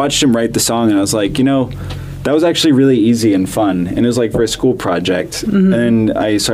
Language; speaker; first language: English; native; English